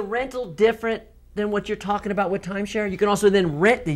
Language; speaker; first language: English; native; English